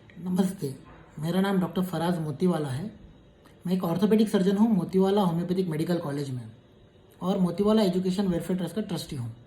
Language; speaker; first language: Hindi; native; Hindi